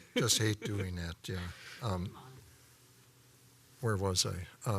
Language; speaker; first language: English; native; English